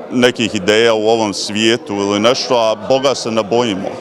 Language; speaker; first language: Croatian; early bilingual, heritage; Croatian